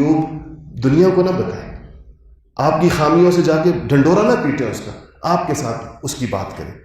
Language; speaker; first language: Urdu; native; Urdu